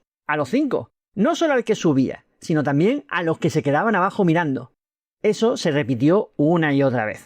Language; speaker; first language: Spanish; native; Spanish